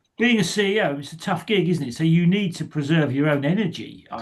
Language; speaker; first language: English; native; English